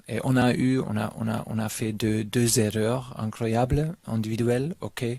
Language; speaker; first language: French; non-native, learner; German